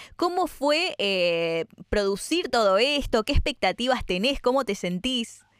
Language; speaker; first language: Spanish; native; Spanish